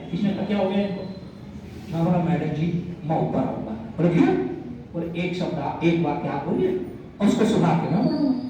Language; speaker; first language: Hindi; native; Hindi